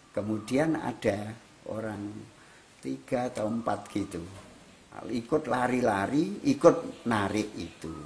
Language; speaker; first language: Indonesian; non-native, local second language; Javanese